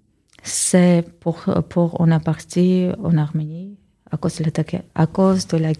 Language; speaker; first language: French; non-native, learner; Armenian